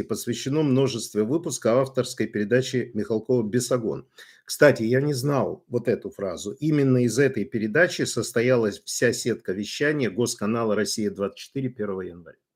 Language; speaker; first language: Russian; native; Russian